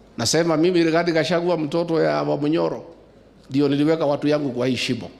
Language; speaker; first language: Swahili; non-native, local second language; Kikuyu